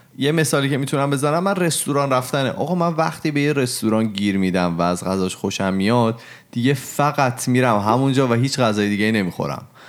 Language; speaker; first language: Persian; native; Persian